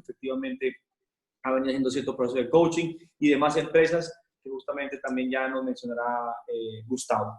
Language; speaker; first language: Spanish; native; Spanish